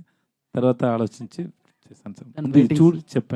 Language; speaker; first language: Telugu; non-native, learner; Tamil